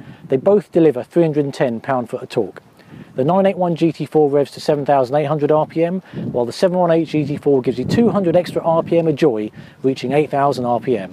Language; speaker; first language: English; native; English